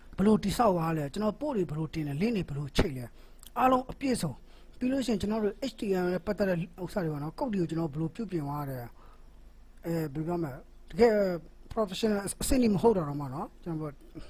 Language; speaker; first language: Burmese; non-native, local second language; Tedim Chin